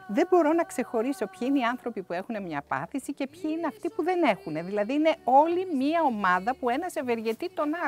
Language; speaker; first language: Greek; native; Greek